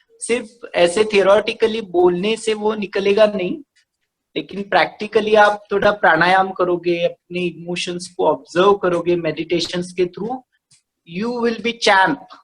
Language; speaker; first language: Hindi; non-native, local second language; Marathi